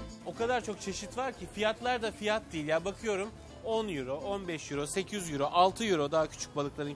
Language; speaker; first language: Turkish; native; Turkish